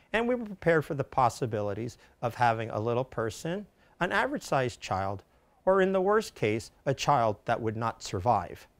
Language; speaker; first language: English; native; English